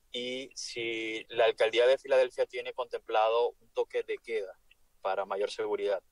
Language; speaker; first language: Spanish; native; Spanish